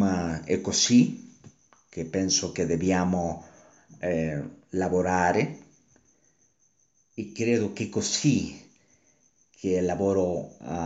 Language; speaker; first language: Italian; non-native, learner; Spanish